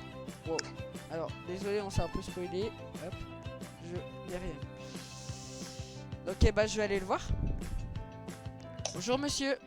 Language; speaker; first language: French; native; French